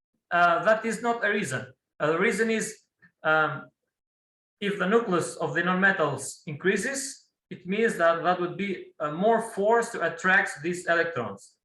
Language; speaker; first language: English; non-native, fluent; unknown